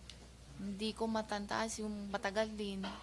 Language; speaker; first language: Filipino; non-native, learner; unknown